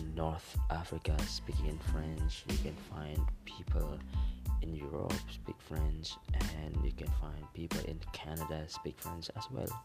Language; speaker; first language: English; non-native, fluent; Malay